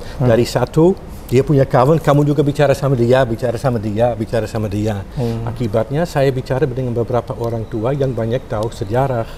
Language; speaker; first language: Indonesian; non-native, fluent; Dutch